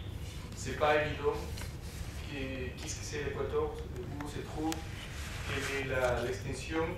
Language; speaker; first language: French; non-native, fluent; Spanish